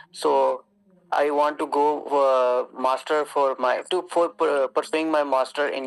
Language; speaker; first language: English; non-native, learner; Urdu